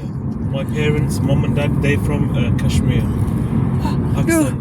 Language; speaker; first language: English; early bilingual, other home language; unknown